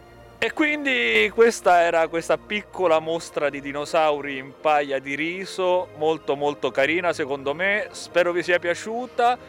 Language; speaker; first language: Italian; native; Italian